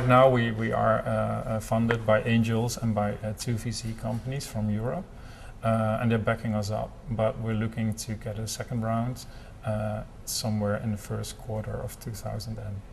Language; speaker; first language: English; non-native, fluent; Dutch